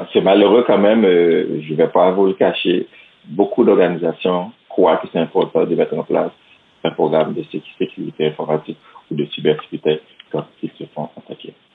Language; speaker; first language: French; non-native, local second language; Haitian Creole